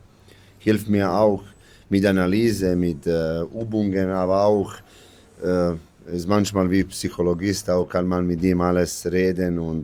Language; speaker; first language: German; non-native, learner; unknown